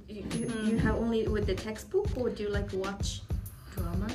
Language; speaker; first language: English; non-native, fluent; Japanese